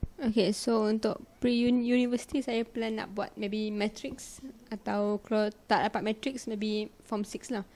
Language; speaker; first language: Malay; non-native, local second language; Punjabi